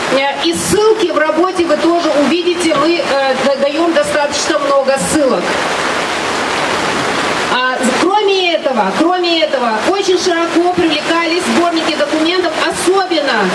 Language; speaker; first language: Russian; non-native, local second language; Ingush